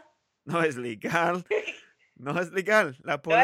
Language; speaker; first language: Spanish; non-native, learner; English